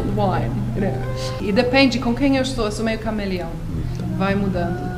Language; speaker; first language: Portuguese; early bilingual, heritage; Portuguese